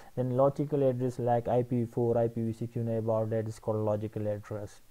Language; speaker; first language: English; non-native, fluent; Persian